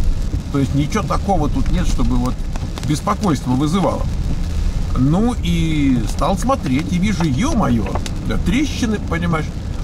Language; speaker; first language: Russian; native; Russian